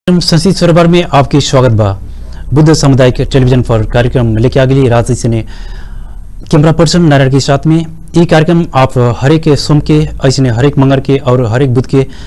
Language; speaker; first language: Bhojpuri; non-native, local second language; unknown